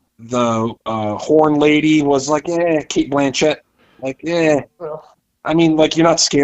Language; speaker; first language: English; native; English